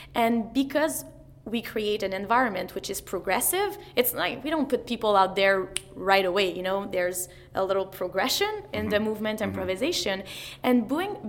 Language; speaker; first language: English; non-native, fluent; French